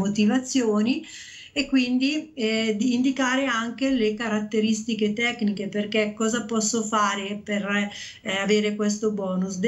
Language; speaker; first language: Italian; native; Italian